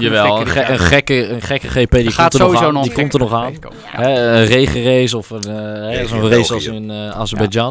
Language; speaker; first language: Dutch; native; Dutch